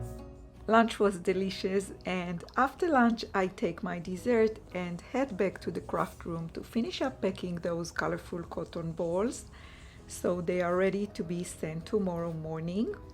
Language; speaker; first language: English; non-native, fluent; Hebrew